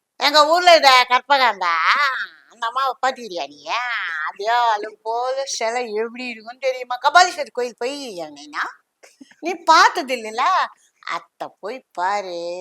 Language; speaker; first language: Tamil; native; Tamil